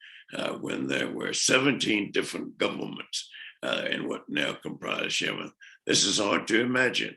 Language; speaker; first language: English; native; English